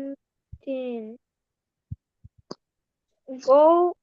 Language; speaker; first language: English; non-native, learner; Korean